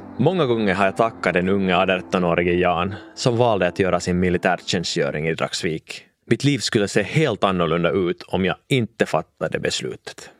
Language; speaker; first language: Swedish; non-native, local second language; Finnish